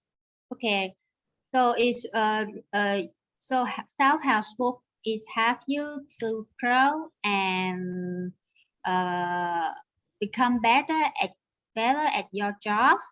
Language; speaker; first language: English; non-native, learner; Vietnamese